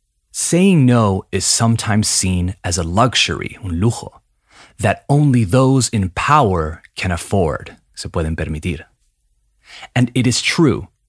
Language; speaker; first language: English; native; English